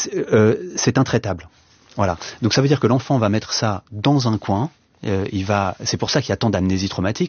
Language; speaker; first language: French; native; French